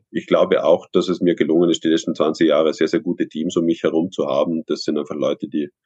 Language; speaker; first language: German; native; German